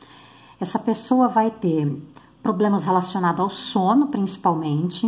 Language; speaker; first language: Portuguese; native; Portuguese